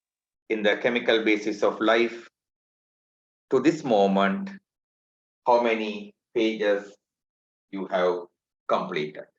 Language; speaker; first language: English; non-native, local second language; Tamil